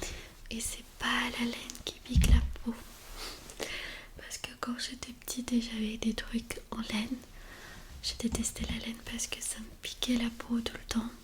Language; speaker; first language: French; non-native, fluent; Armenian